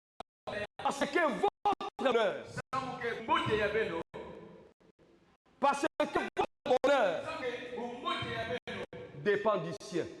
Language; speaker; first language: French; non-native, local second language; Lingala